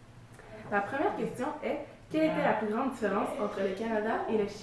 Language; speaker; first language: French; native; French